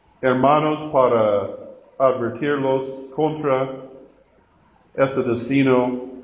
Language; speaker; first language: Spanish; non-native, learner; English